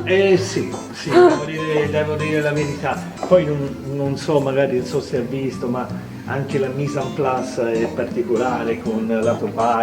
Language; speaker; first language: Italian; native; Italian